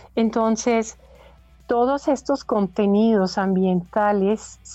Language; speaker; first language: Spanish; non-native, fluent; German